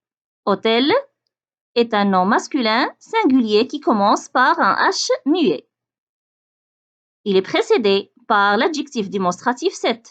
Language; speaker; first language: French; non-native, local second language; Arabic